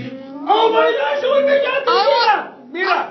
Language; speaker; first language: Spanish; non-native, fluent; English